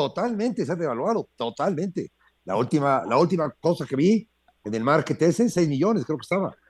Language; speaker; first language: Spanish; native; Spanish